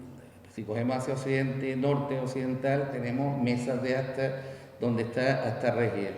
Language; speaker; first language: Spanish; native; Spanish